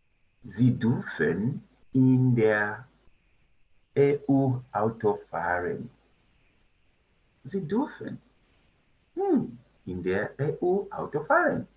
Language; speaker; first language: German; non-native, fluent; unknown